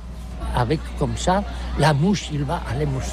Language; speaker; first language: French; non-native, learner; Catalan